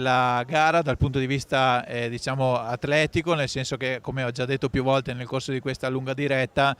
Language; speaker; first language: Italian; native; Italian